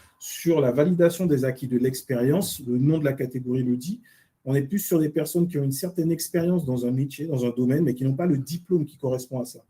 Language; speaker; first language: French; native; French